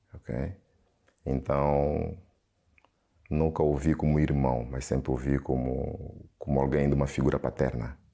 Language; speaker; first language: Portuguese; native; Portuguese